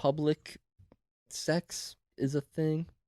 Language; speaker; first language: English; native; English